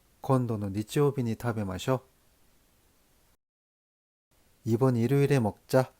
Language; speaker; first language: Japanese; non-native, learner; Korean